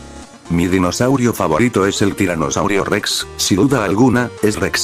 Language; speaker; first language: Spanish; native; Spanish